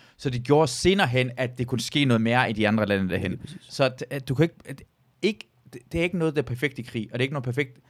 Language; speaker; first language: Danish; early bilingual, other home language; Persian